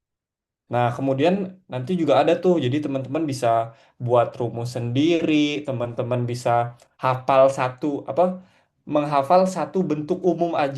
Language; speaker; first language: Indonesian; native; Indonesian